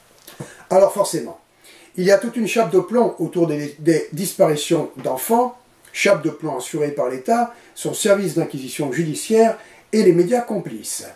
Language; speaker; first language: French; native; French